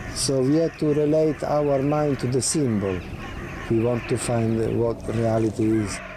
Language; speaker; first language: English; non-native, learner; Italian